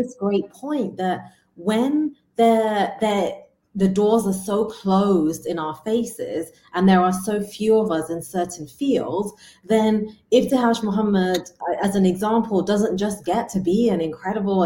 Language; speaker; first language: English; native; English